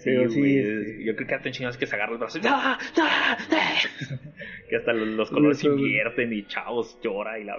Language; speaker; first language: Spanish; native; Spanish